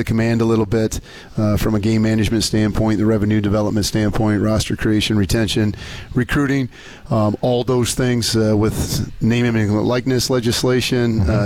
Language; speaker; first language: English; native; English